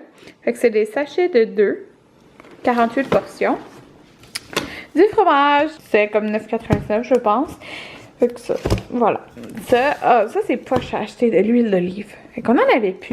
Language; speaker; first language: French; native; French